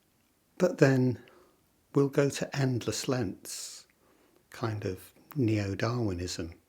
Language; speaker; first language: English; native; English